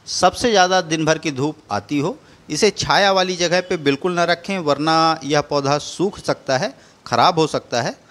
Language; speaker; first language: Hindi; native; Hindi